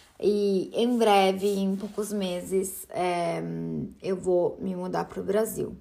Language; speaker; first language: Portuguese; early bilingual, heritage; Portuguese